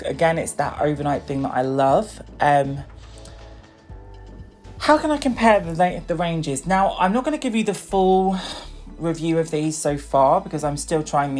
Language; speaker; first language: English; native; English